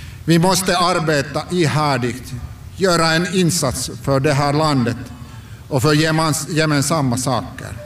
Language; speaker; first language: Swedish; non-native, local second language; Finnish